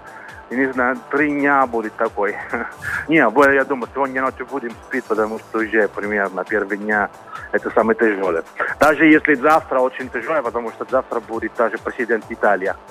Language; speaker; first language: Russian; non-native, learner; Italian